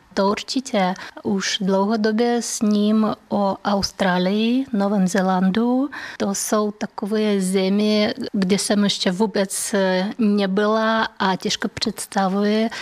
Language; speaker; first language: Czech; non-native, fluent; Russian